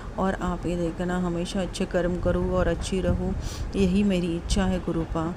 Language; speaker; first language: Hindi; non-native, local second language; Marathi